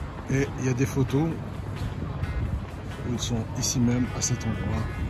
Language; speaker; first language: French; native; French